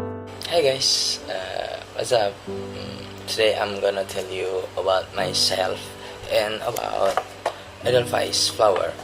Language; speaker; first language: English; non-native, learner; Indonesian